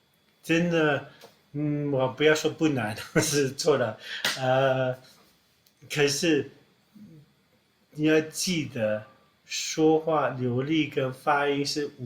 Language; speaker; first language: Chinese; non-native, fluent; English